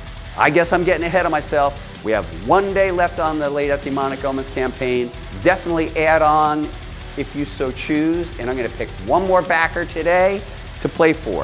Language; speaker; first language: English; native; English